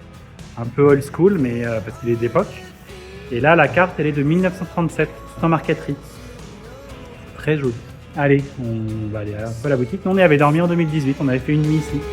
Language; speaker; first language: French; native; French